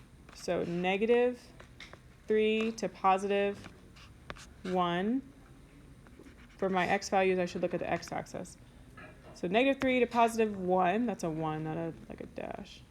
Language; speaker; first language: English; native; English